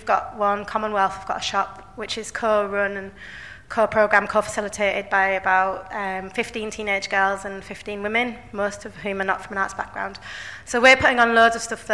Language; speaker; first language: English; native; English